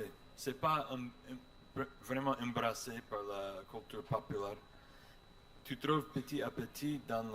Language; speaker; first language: French; non-native, learner; English